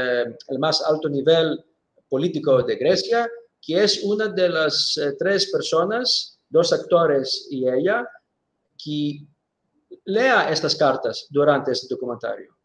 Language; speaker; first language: Spanish; non-native, fluent; Greek